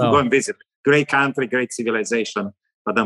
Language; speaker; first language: English; non-native, fluent; Italian